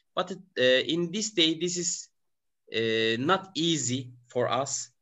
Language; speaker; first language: English; non-native, learner; Turkish